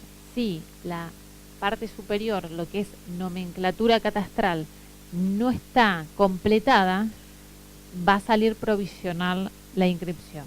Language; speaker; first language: Spanish; native; Spanish